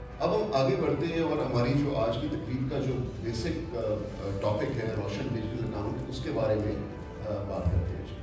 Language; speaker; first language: Urdu; native; Urdu